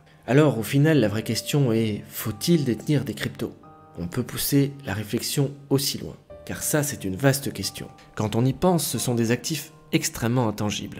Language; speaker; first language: French; native; French